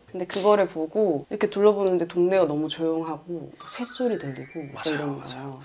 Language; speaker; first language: Korean; native; Korean